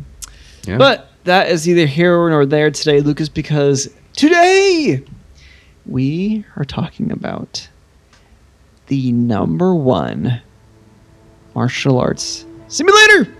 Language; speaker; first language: English; native; English